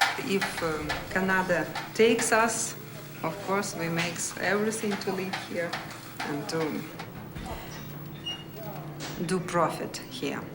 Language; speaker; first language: English; non-native, learner; Russian